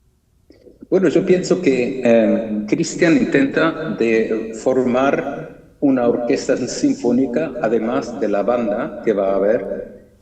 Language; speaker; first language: Spanish; early bilingual, heritage; German